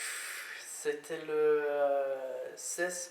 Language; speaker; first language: French; non-native, learner; Norwegian